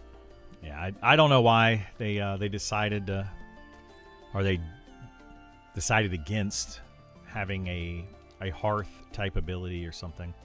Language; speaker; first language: English; native; English